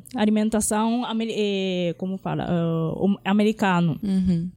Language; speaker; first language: Portuguese; non-native, fluent; Japanese